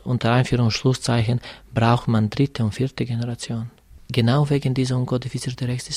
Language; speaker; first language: German; non-native, fluent; Serbian